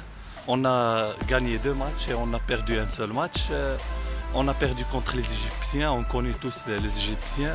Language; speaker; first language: French; non-native, local second language; Arabic